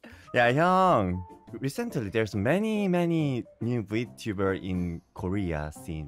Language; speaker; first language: English; non-native, learner; Korean